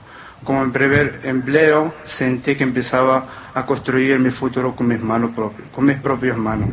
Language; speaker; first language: Spanish; non-native, fluent; Arabic